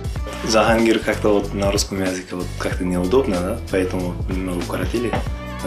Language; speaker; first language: Russian; non-native, learner; Uzbek